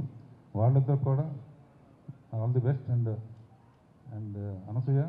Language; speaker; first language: Telugu; native; Telugu